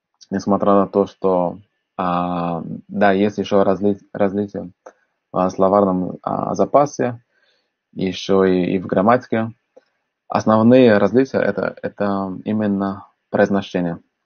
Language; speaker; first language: Russian; non-native, fluent; Portuguese